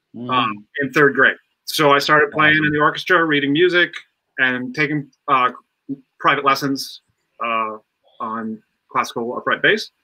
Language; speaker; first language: English; native; English